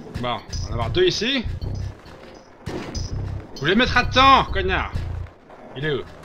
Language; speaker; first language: French; native; French